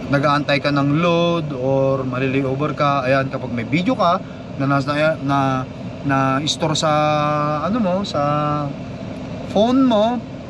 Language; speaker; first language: Filipino; non-native, local second language; Iloko